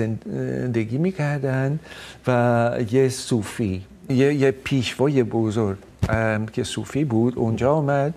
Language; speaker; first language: Persian; non-native, fluent; Dutch